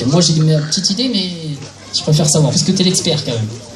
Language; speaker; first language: French; native; French